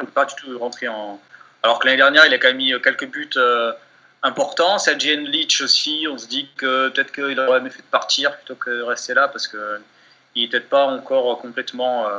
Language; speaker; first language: French; native; French